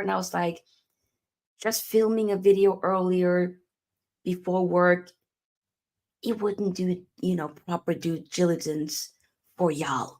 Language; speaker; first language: English; native; English